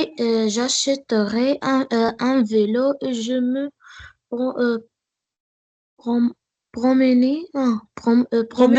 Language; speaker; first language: French; non-native, learner; Arabic